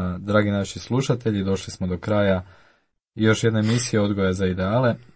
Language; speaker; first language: Croatian; native; Croatian